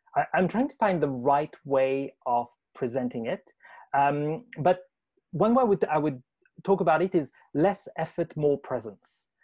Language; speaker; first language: English; non-native, fluent; French